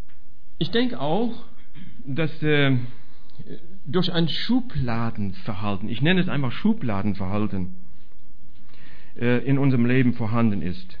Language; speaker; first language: German; non-native, fluent; English